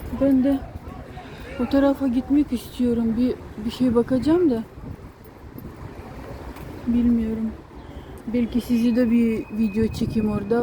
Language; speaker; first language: Turkish; non-native, fluent; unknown